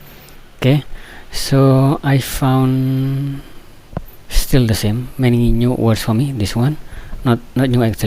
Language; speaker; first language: English; non-native, fluent; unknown